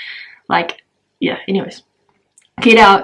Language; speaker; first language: English; native; English